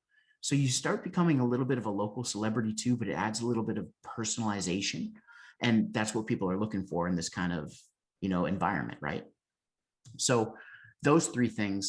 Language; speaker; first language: English; native; English